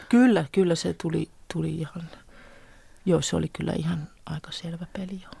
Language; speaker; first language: Finnish; native; Finnish